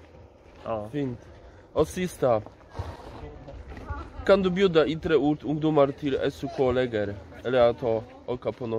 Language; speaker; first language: Swedish; non-native, fluent; Polish